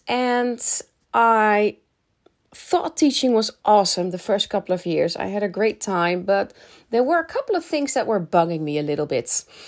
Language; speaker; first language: English; non-native, fluent; Dutch